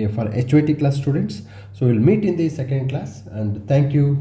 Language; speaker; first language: English; non-native, local second language; Kannada